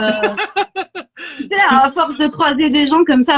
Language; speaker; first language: French; native; French